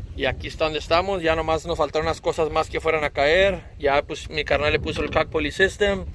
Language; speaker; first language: Spanish; early bilingual, other home language; English